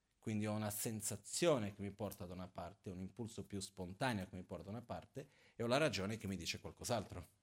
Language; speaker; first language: Italian; non-native, fluent; Portuguese